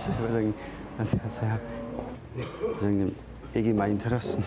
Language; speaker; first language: Korean; non-native, fluent; Hindi